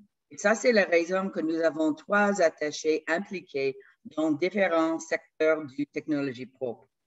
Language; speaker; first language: French; non-native, fluent; English